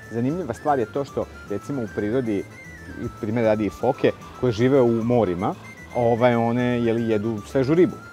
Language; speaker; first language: Serbian; native; Serbian